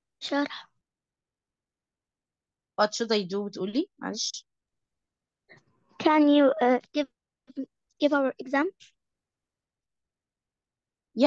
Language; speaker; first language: English; non-native, learner; Arabic